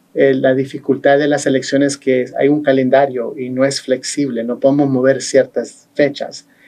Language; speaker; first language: Spanish; early bilingual, heritage; Spanish